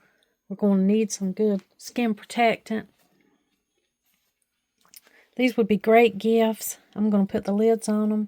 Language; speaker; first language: English; native; English